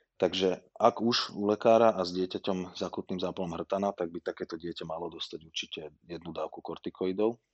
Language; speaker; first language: Slovak; native; Slovak